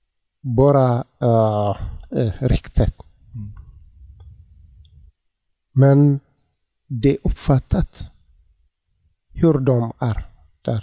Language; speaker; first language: Swedish; non-native, learner; Tigrinya